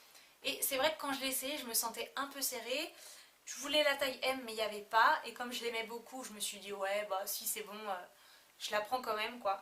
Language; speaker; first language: French; native; French